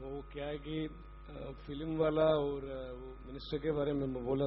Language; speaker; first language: Hindi; non-native, local second language; Malayalam